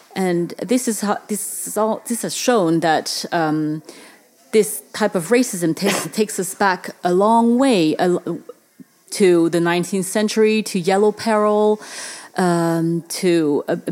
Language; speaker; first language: English; early bilingual, other home language; Chinese